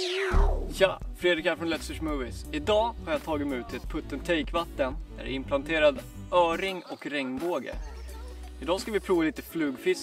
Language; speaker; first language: Swedish; native; Swedish